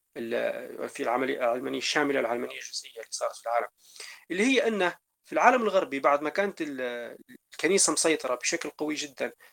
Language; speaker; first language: Arabic; native; Arabic